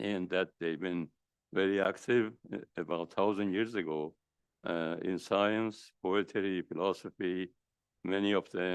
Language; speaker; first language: English; non-native, fluent; Persian